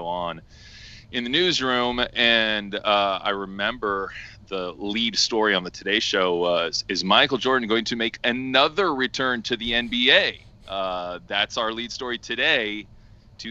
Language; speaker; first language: English; native; English